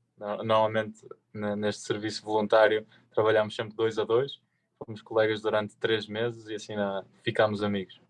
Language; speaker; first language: Portuguese; native; Portuguese